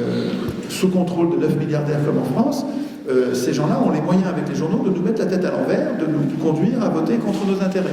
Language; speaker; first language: French; native; French